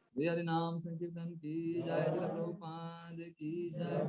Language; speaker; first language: Hindi; non-native, local second language; Marathi